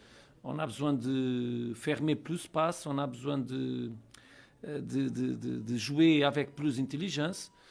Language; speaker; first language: French; non-native, learner; Portuguese